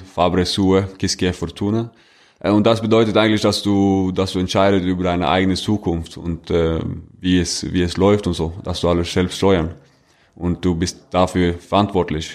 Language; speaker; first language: German; non-native, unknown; Norwegian